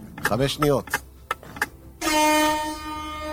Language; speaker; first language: Hebrew; native; Hebrew